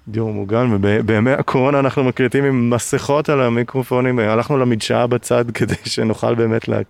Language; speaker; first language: Hebrew; native; Hebrew